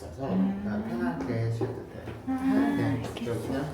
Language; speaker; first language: Korean; non-native, learner; Chinese